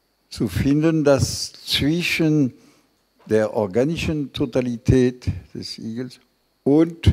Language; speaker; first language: German; non-native, fluent; French